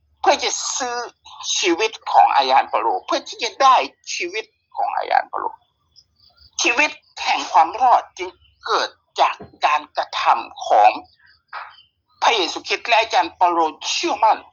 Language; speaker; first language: Thai; native; Thai